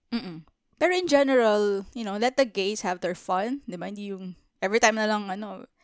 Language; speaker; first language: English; non-native, local second language; Filipino